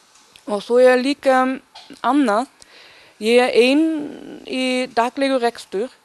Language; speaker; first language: Icelandic; non-native, learner; Danish